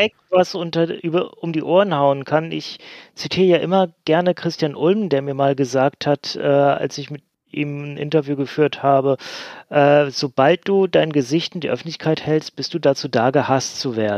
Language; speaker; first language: German; native; German